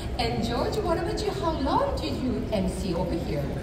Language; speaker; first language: English; non-native, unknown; Japanese